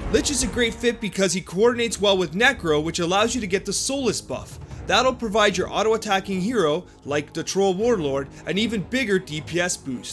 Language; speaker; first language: English; native; English